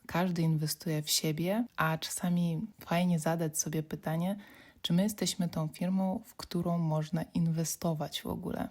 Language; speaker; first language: Polish; non-native, fluent; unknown